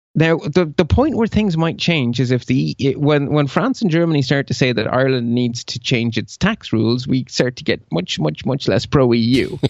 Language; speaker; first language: English; early bilingual, other home language; Dutch